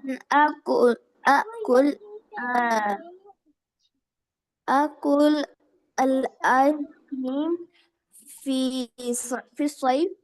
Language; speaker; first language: Arabic; non-native, learner; Hindi